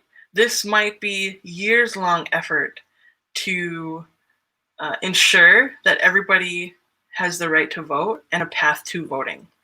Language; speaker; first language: English; native; English